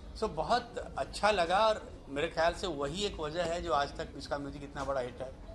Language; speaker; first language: Hindi; native; Hindi